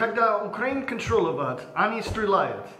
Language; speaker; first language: Russian; non-native, learner; English